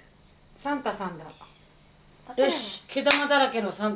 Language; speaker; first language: Japanese; native; Japanese